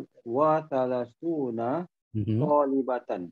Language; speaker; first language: Arabic; non-native, learner; Malay